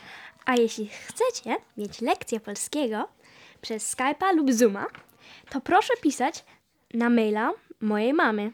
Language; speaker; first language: Polish; early bilingual, heritage; Polish